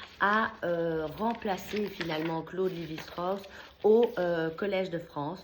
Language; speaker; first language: French; native; French